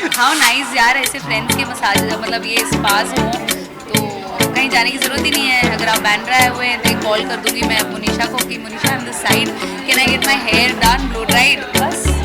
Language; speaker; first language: Hindi; native; Hindi